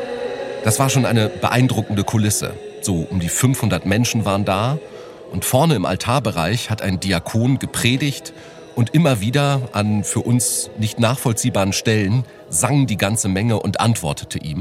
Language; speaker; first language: German; native; German